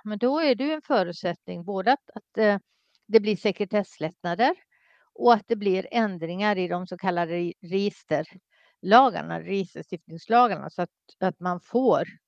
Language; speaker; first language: Swedish; native; Swedish